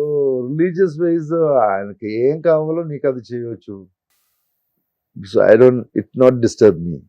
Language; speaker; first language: Telugu; non-native, learner; Malayalam